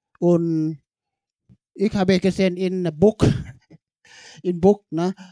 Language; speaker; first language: German; non-native, learner; Thai